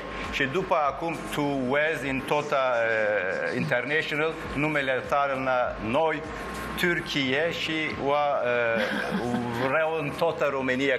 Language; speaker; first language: Romanian; non-native, learner; Turkish